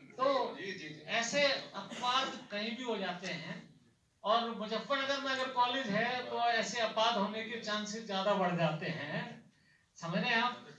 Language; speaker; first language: Hindi; native; Hindi